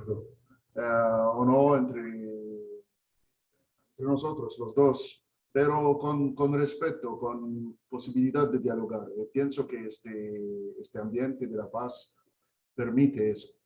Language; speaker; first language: Spanish; non-native, fluent; Arabic